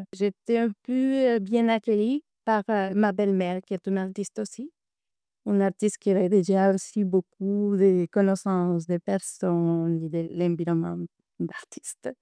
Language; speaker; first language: French; non-native, fluent; Spanish